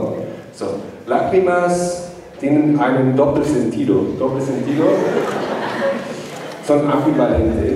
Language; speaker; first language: Spanish; non-native, fluent; German